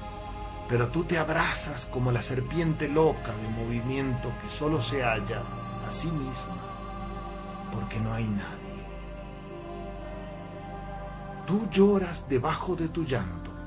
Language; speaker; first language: Spanish; native; Spanish